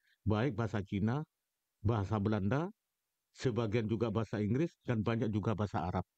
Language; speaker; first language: Indonesian; non-native, local second language; Madurese